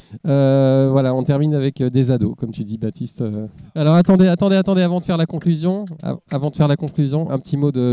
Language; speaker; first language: French; native; French